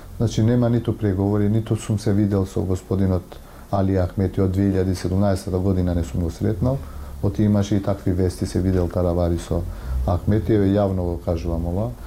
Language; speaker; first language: Macedonian; non-native, local second language; Albanian